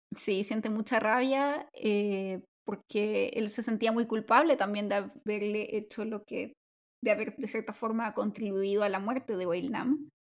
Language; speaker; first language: Spanish; native; Spanish